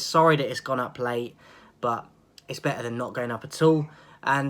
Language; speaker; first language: English; native; English